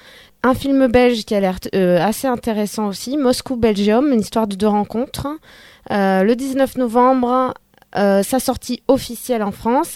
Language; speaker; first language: French; native; French